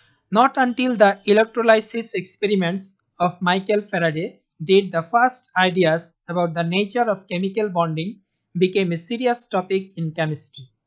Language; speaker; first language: English; non-native, local second language; Bangla